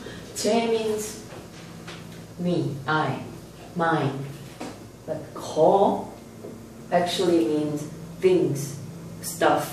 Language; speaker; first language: English; non-native, fluent; Korean